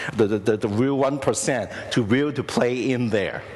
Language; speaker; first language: English; non-native, local second language; Cantonese